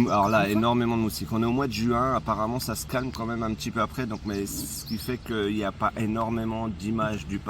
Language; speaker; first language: French; native; French